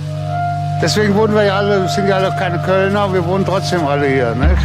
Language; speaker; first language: German; native; German